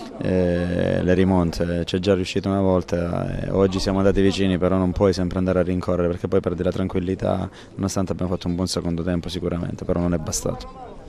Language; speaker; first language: Italian; native; Italian